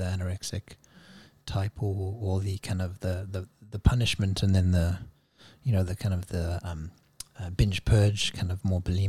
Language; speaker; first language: English; native; English